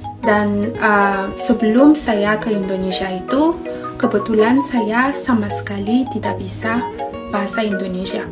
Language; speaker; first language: Indonesian; non-native, fluent; Malagasy